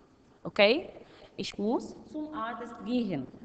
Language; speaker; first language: German; non-native, fluent; Arabic